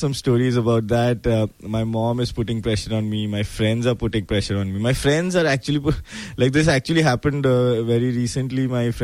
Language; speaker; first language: English; non-native, local second language; Bangla